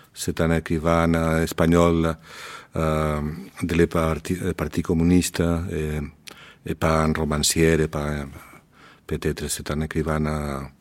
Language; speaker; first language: French; non-native, learner; Spanish